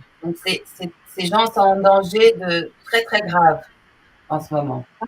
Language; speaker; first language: French; non-native, fluent; Portuguese